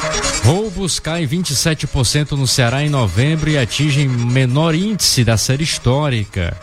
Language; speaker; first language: Portuguese; native; Portuguese